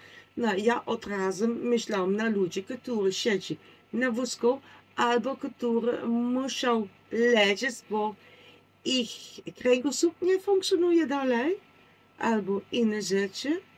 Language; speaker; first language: Polish; non-native, learner; Dutch